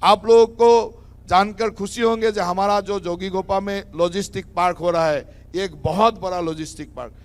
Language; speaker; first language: Hindi; non-native, local second language; Assamese